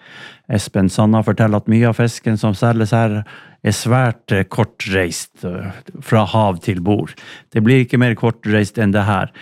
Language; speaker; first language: Norwegian; native; Norwegian